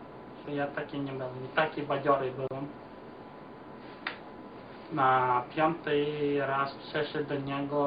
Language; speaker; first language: Polish; non-native, learner; Ukrainian